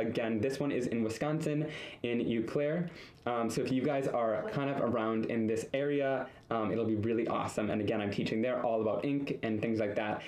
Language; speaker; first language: English; native; English